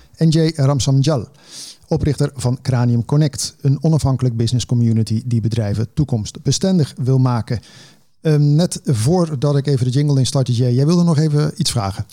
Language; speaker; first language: Dutch; native; Dutch